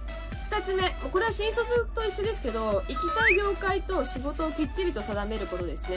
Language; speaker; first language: Japanese; native; Japanese